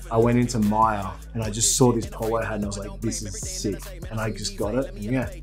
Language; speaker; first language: English; native; English